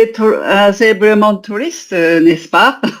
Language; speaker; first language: French; non-native, learner; Japanese